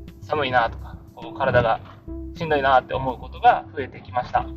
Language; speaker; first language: Japanese; native; Japanese